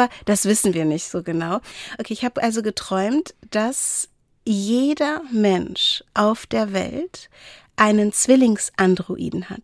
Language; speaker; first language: German; native; German